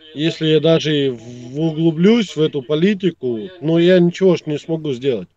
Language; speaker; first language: Russian; native; Russian